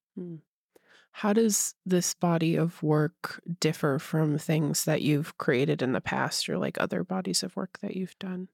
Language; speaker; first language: English; native; English